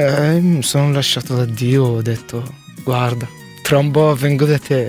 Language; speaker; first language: Italian; non-native, learner; Arabic